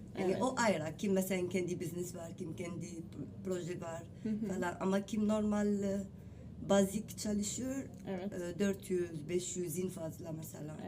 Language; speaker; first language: Turkish; non-native, learner; Arabic